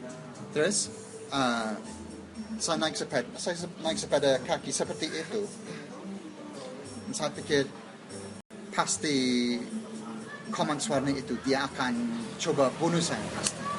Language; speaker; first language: Indonesian; non-native, learner; English